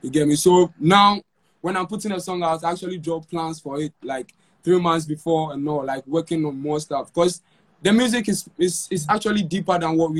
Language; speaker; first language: English; non-native, local second language; Akan